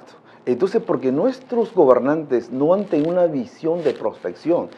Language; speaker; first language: Spanish; non-native, local second language; Shipibo-Conibo